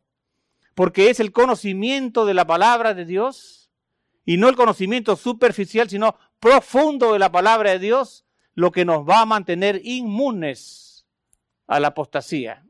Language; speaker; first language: Spanish; native; Spanish